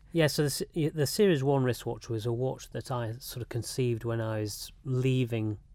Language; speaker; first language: English; native; English